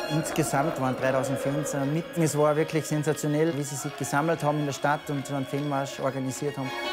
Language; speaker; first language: German; native; German